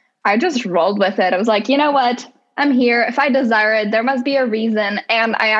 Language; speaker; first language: English; non-native, fluent; Czech